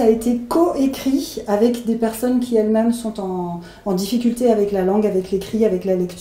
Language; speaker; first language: French; native; French